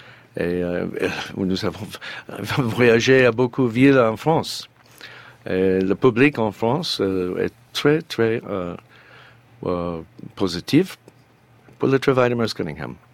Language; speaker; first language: French; non-native, learner; English